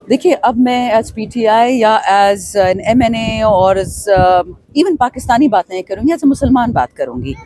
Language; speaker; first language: Urdu; non-native, local second language; Pashto